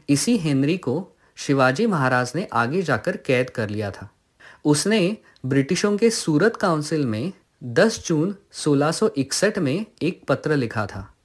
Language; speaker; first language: Hindi; non-native, local second language; Marathi